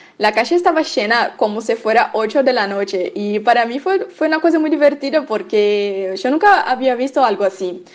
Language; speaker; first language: Spanish; non-native, fluent; Portuguese